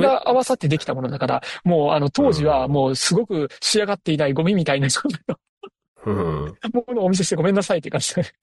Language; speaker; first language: Japanese; native; Japanese